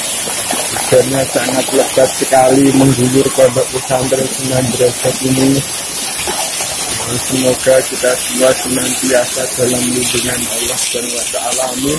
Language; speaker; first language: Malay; non-native, local second language; Javanese